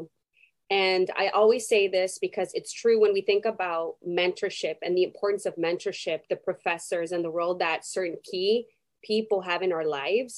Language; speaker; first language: English; non-native, fluent; Spanish